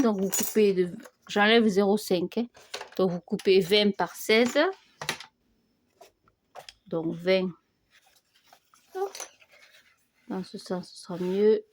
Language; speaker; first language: French; native; French